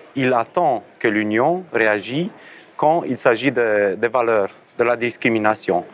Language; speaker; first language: French; non-native, fluent; Romanian